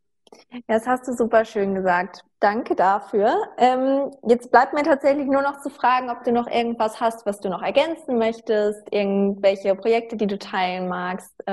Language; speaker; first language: German; native; German